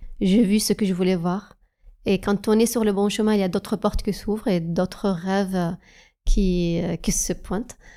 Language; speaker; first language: French; non-native, fluent; Arabic